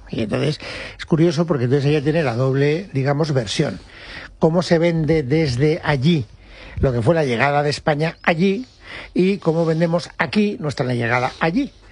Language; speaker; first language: Spanish; native; Spanish